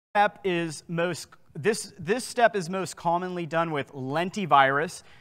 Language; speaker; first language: English; native; English